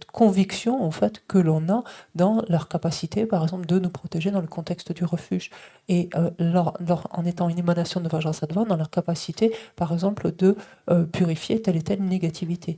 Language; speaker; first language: French; native; French